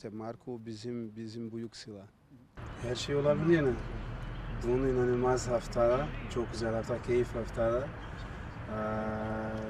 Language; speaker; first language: Turkish; non-native, learner; Portuguese